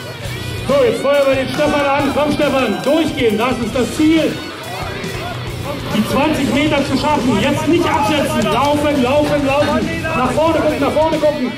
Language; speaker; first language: German; native; German